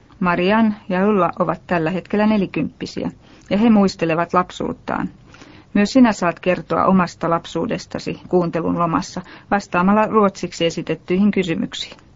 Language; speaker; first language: Finnish; native; Finnish